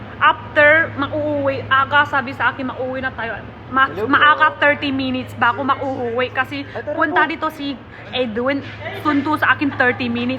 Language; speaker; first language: Filipino; non-native, learner; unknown